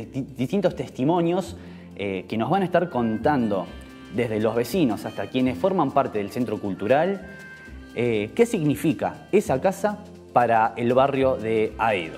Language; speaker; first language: Spanish; native; Spanish